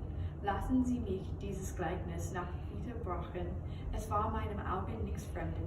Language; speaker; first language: German; non-native, learner; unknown